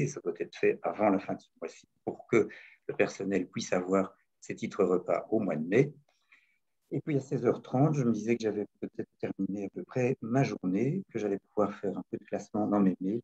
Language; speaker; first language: French; native; French